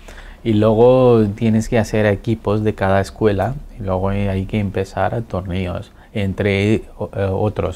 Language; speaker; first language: Spanish; non-native, learner; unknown